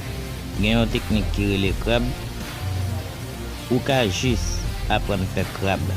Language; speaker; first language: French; non-native, local second language; Haitian Creole